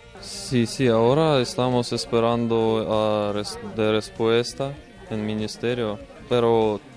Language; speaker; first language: Spanish; non-native, learner; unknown